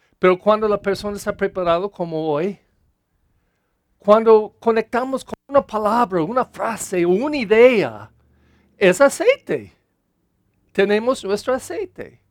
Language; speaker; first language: Spanish; non-native, learner; English